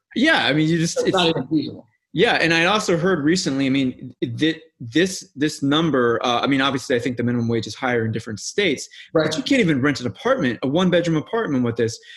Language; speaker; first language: English; native; English